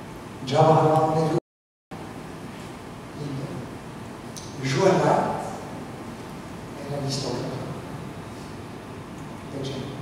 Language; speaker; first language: Spanish; non-native, fluent; Norwegian